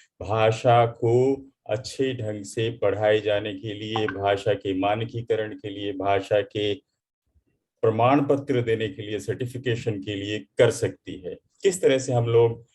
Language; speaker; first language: Hindi; native; Hindi